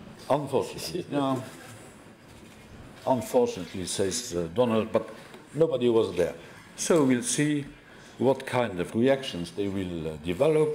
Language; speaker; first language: English; non-native, fluent; Luxembourgish